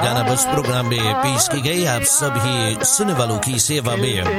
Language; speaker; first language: Hindi; early bilingual, heritage; Hindi